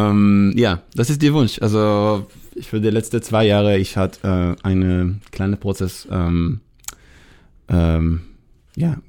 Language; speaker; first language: German; non-native, learner; Hebrew